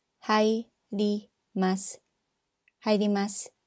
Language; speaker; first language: Japanese; non-native, fluent; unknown